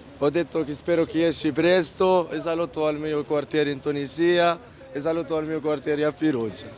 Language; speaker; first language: Italian; non-native, learner; Arabic